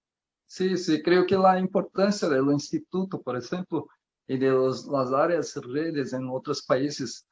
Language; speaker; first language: Spanish; non-native, learner; Portuguese